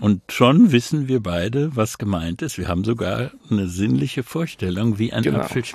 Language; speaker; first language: German; native; German